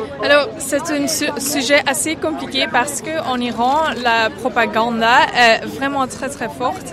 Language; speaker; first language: French; non-native, fluent; Persian